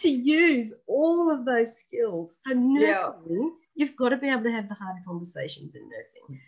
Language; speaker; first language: English; native; English